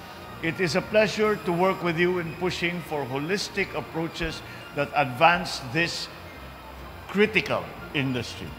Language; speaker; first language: English; non-native, local second language; Filipino